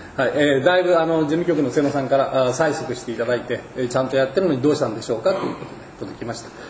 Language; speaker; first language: Japanese; native; Japanese